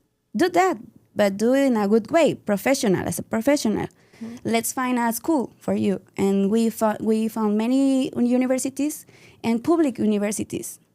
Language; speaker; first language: English; non-native, learner; Spanish